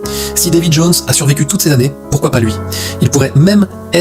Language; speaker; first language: French; native; French